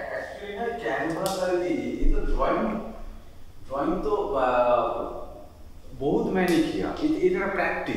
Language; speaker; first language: Hindi; non-native, local second language; Bangla